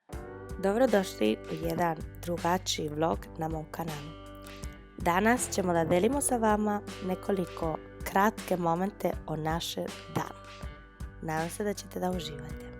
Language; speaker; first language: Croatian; non-native, fluent; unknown